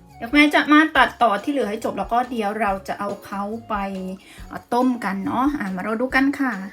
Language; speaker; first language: Thai; native; Thai